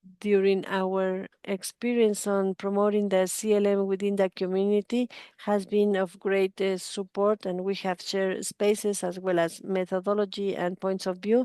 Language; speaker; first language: English; non-native, fluent; Spanish